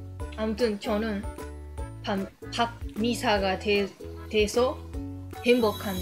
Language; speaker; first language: Korean; non-native, learner; Japanese